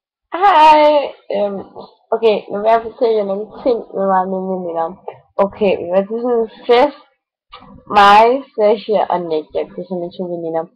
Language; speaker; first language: Danish; native; Danish